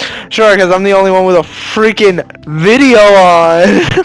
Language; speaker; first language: English; native; English